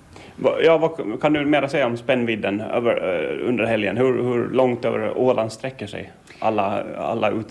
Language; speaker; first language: Swedish; native; Swedish